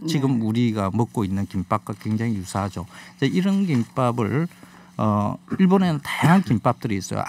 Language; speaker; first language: Korean; native; Korean